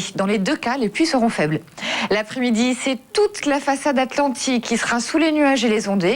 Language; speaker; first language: French; native; French